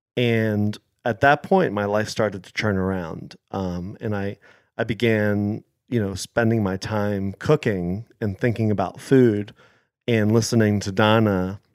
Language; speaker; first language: English; early bilingual, other home language; Hebrew